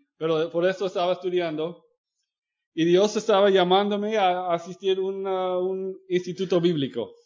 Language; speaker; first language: Spanish; non-native, fluent; English